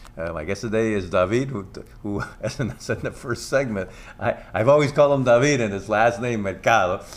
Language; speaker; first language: English; non-native, local second language; Spanish